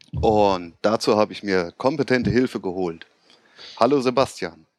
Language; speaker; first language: German; native; German